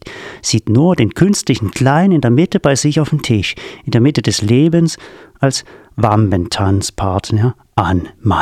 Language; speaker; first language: German; native; German